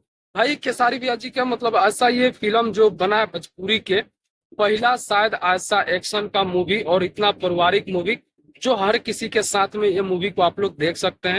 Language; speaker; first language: Hindi; non-native, local second language; Bhojpuri